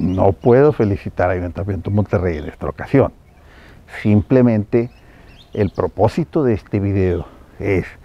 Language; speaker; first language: Spanish; native; Spanish